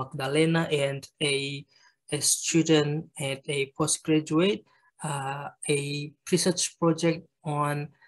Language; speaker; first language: English; non-native, fluent; Indonesian